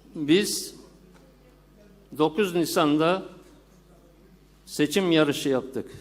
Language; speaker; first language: Turkish; native; Turkish